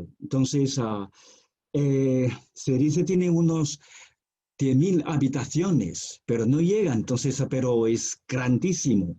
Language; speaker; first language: Spanish; non-native, fluent; Chinese